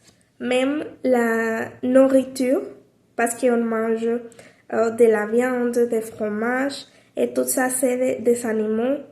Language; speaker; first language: French; non-native, learner; Spanish